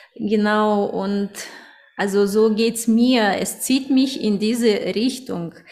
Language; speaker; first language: German; early bilingual, other home language; Russian